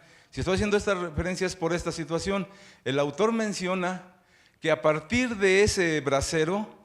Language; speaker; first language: Spanish; native; Spanish